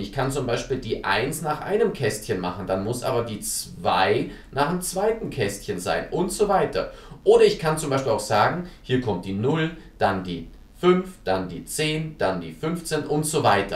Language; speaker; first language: German; native; German